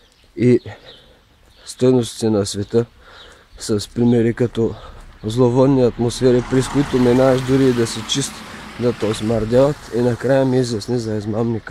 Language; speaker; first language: Bulgarian; native; Bulgarian